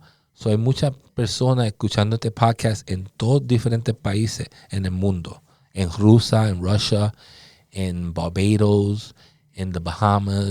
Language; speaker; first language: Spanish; early bilingual, other home language; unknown